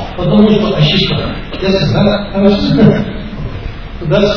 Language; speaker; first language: Russian; non-native, learner; Tibetan